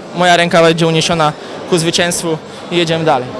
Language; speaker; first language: Polish; native; Polish